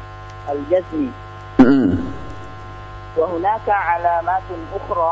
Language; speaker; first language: Arabic; non-native, learner; Indonesian